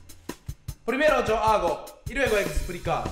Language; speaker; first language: Spanish; non-native, learner; Japanese